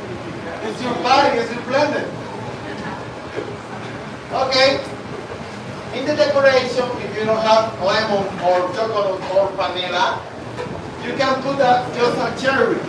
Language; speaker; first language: English; non-native, learner; Spanish